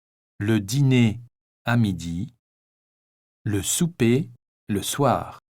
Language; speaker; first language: French; native; French